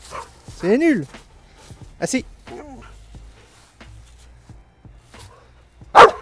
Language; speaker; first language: French; native; French